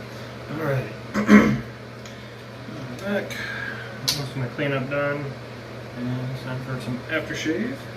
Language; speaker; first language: English; native; English